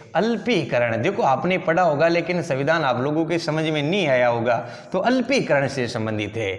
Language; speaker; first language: Hindi; native; Hindi